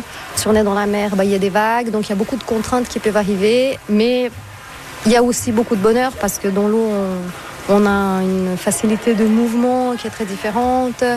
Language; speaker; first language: French; non-native, fluent; Portuguese